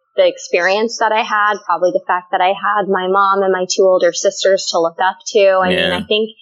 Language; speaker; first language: English; native; English